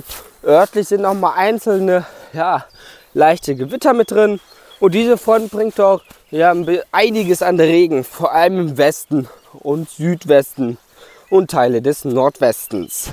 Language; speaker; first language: German; native; German